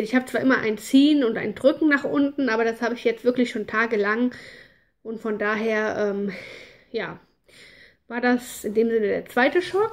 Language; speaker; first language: German; native; German